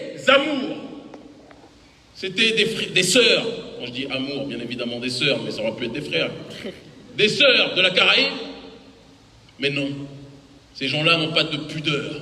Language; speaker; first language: French; native; French